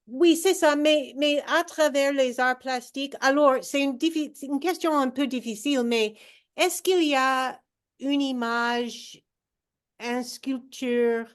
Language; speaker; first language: French; non-native, learner; English